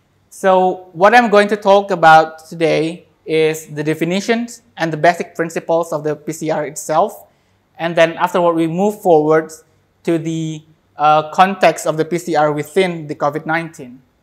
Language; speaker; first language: English; non-native, fluent; Indonesian